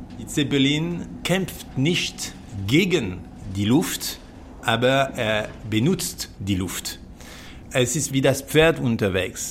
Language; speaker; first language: German; non-native, learner; French